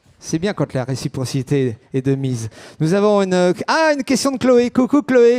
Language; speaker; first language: French; native; French